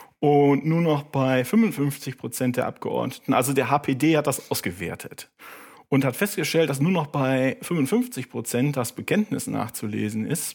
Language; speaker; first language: German; native; German